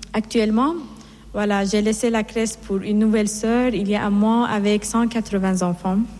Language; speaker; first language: French; non-native, fluent; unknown